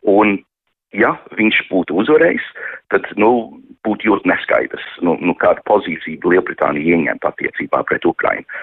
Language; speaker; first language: Latvian; early bilingual, heritage; Latvian